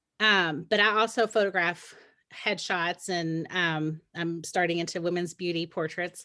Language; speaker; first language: English; native; English